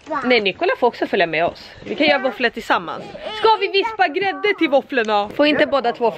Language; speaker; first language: Swedish; native; Swedish